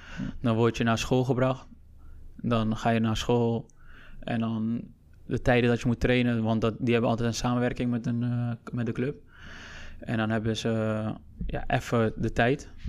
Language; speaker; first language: Dutch; early bilingual, other home language; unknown